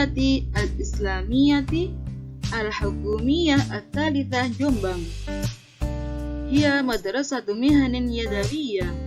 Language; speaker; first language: Arabic; non-native, fluent; Indonesian